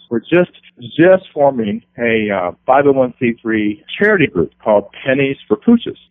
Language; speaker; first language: English; native; English